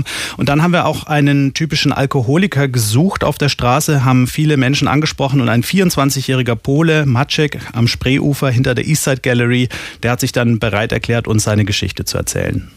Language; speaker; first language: German; native; German